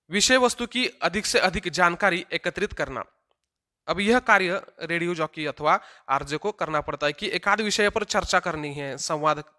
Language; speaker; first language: Hindi; non-native, local second language; Marathi